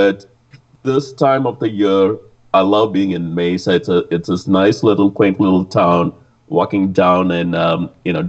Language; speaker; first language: English; non-native, local second language; Tamil